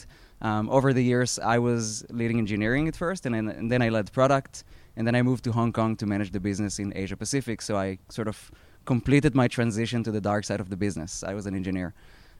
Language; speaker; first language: English; non-native, fluent; Hebrew